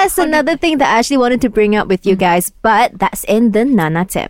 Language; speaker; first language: English; non-native, local second language; Cantonese